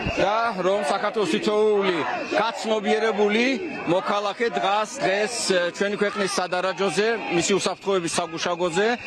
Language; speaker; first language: Georgian; non-native, local second language; Azerbaijani